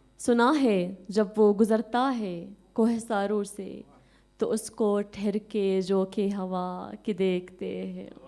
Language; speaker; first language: Urdu; non-native, fluent; Arabic